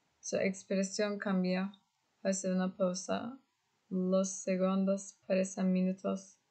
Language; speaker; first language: Spanish; non-native, learner; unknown